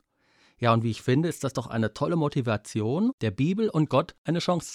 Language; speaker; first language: German; native; German